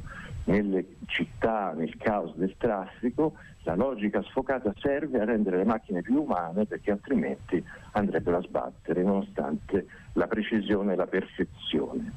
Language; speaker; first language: Italian; native; Italian